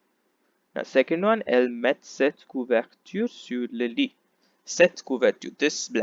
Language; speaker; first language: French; non-native, fluent; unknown